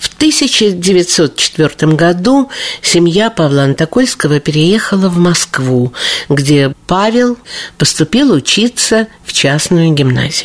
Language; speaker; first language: Russian; native; Russian